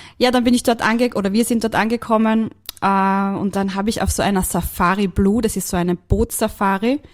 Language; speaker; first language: German; native; German